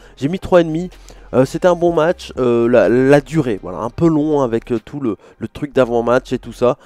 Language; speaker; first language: French; native; French